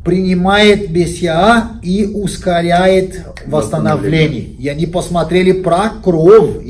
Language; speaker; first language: Russian; non-native, fluent; Portuguese